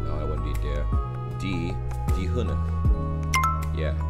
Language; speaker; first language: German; non-native, learner; English